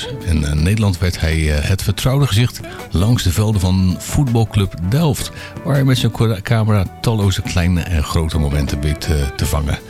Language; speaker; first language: Dutch; native; Dutch